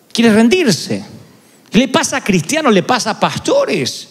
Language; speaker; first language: Spanish; native; Spanish